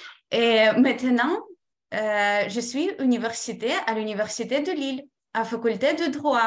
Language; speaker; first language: French; non-native, fluent; Ukrainian